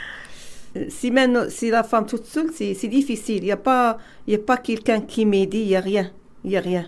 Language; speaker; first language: French; non-native, learner; Arabic